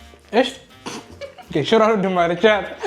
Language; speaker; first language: German; early bilingual, other home language; Amharic